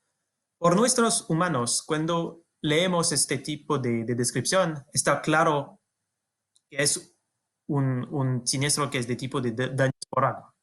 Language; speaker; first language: Spanish; non-native, fluent; French